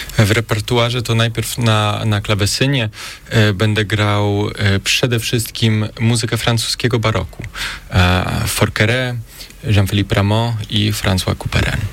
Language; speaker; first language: Polish; early bilingual, heritage; Polish